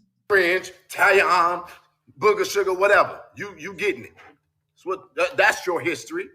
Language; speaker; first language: English; native; English